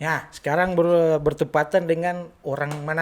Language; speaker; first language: Indonesian; non-native, local second language; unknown